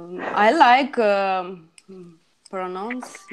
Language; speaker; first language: English; non-native, learner; Russian